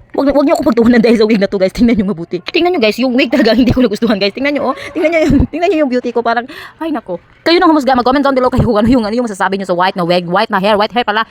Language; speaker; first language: Filipino; non-native, local second language; Cebuano